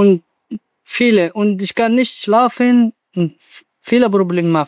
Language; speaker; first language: German; non-native, learner; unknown